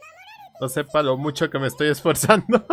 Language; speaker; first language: Spanish; native; Spanish